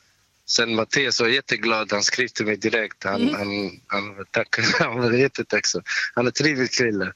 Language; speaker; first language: Swedish; non-native, fluent; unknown